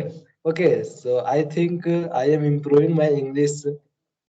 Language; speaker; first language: English; non-native, learner; Hindi